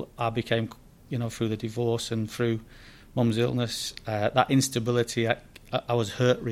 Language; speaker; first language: English; native; English